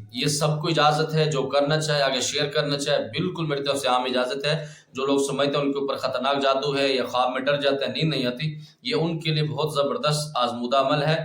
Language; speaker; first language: Urdu; non-native, local second language; Pashto